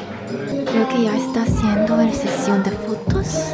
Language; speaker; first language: Spanish; non-native, learner; Korean